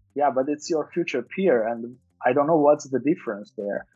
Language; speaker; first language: English; non-native, fluent; Armenian